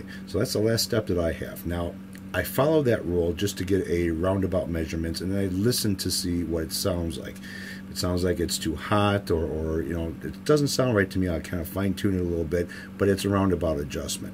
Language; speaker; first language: English; native; English